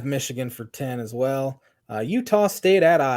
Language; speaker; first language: English; native; English